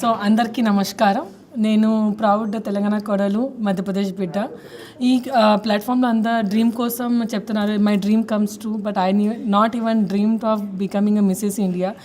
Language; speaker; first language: Telugu; non-native, local second language; Hindi